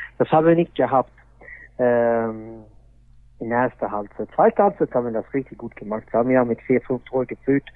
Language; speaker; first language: German; non-native, fluent; Swedish